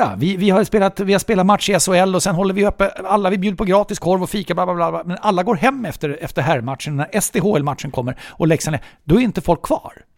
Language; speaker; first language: Swedish; native; Swedish